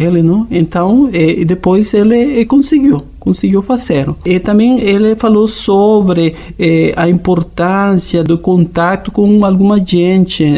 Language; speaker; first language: Portuguese; non-native, fluent; Spanish